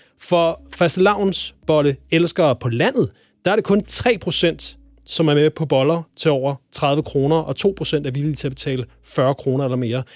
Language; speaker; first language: Danish; native; Danish